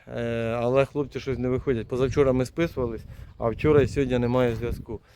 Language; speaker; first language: Ukrainian; native; Ukrainian